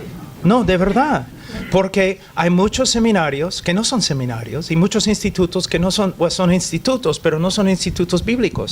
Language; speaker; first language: Spanish; non-native, fluent; English